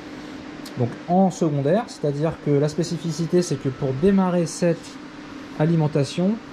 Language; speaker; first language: French; native; French